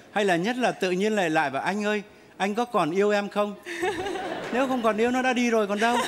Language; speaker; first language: Vietnamese; native; Vietnamese